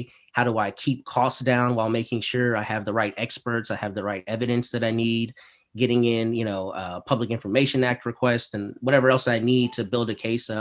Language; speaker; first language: English; native; English